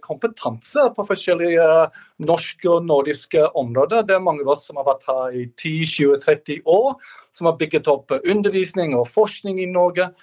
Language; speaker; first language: Norwegian; non-native, fluent; English